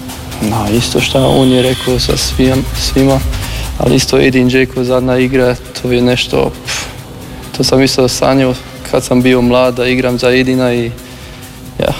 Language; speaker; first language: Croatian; early bilingual, heritage; German